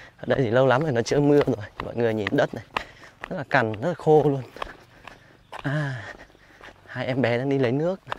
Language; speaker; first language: Vietnamese; native; Vietnamese